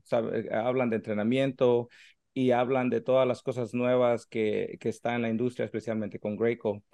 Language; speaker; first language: Spanish; early bilingual, heritage; Spanish